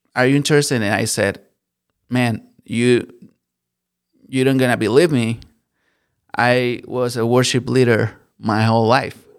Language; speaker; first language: English; non-native, learner; Spanish